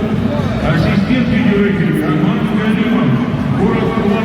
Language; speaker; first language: Russian; native; Russian